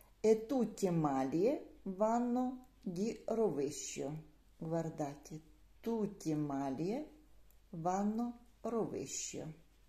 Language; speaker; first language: Italian; non-native, learner; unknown